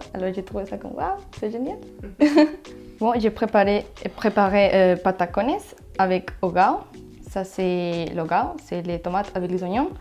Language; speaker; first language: French; non-native, fluent; Spanish